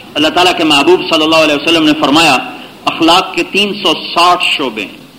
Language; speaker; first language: Urdu; non-native, local second language; Punjabi